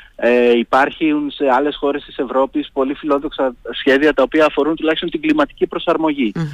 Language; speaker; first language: Greek; native; Greek